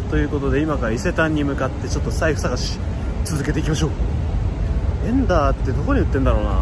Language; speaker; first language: Japanese; native; Japanese